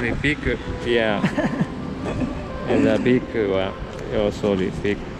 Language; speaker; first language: English; non-native, learner; Japanese